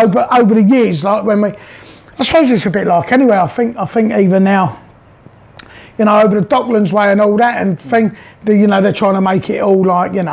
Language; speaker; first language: English; native; English